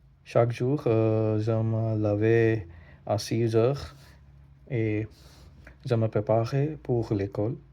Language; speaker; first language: French; non-native, learner; Hindi